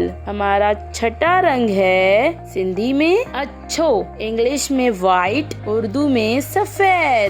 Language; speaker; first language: Hindi; non-native, local second language; Sindhi